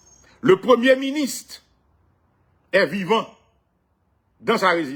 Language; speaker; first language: French; non-native, local second language; Haitian Creole